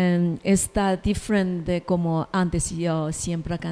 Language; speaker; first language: Spanish; non-native, learner; Chinese